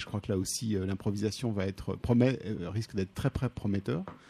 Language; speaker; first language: French; native; French